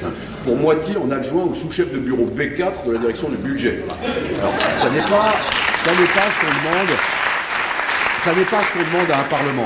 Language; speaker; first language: French; native; French